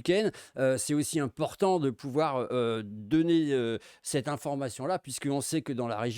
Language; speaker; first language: French; native; French